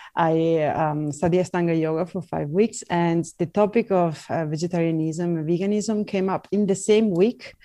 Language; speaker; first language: English; non-native, fluent; Italian